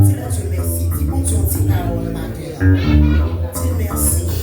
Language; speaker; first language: French; non-native, local second language; Haitian Creole